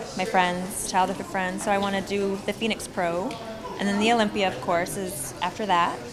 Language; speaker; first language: English; native; English